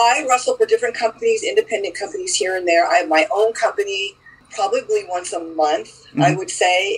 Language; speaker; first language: English; native; English